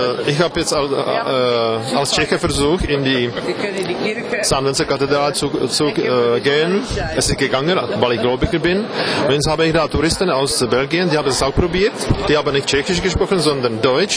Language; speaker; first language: German; non-native, fluent; Czech